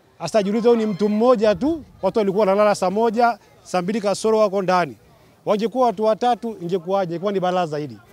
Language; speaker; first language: Swahili; native; Swahili